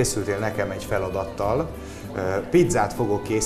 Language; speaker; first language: Hungarian; native; Hungarian